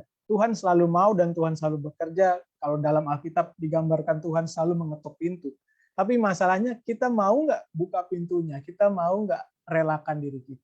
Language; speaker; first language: Indonesian; native; Indonesian